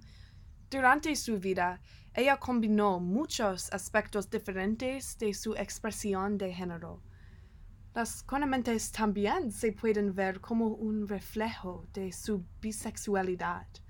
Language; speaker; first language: Spanish; non-native, learner; English